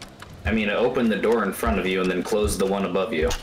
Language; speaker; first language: English; native; English